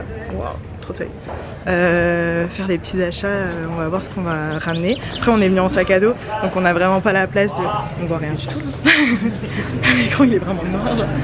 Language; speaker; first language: French; native; French